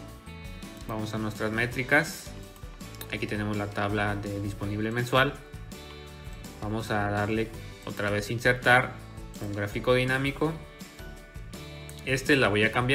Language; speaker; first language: Spanish; native; Spanish